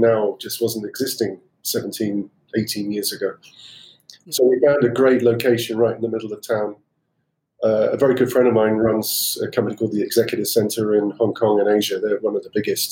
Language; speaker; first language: English; native; English